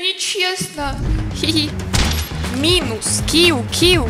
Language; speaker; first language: Russian; native; Russian